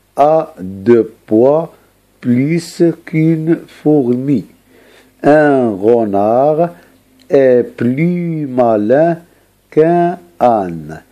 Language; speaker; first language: French; non-native, local second language; Arabic